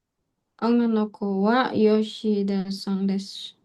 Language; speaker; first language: Japanese; non-native, learner; Indonesian